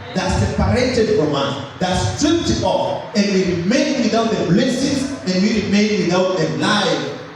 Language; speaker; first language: English; non-native, local second language; Swahili